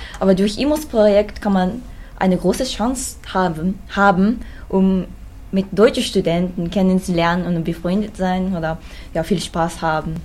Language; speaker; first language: German; non-native, learner; Japanese